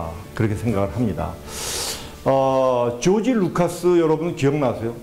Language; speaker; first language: Korean; native; Korean